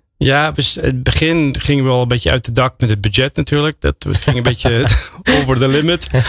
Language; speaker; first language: Dutch; non-native, fluent; English